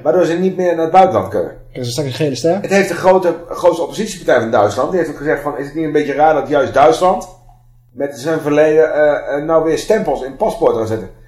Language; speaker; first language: Dutch; native; Dutch